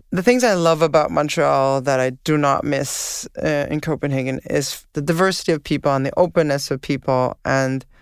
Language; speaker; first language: English; non-native, fluent; Danish